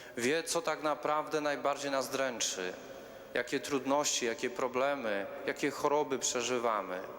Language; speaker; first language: Polish; native; Polish